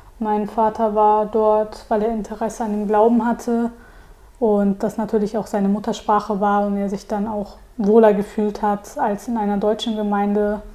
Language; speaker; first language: German; early bilingual, other home language; Turkish